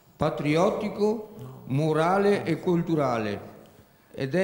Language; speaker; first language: Italian; native; Italian